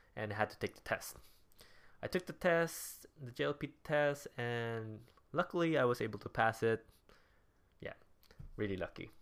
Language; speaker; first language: English; non-native, local second language; Cebuano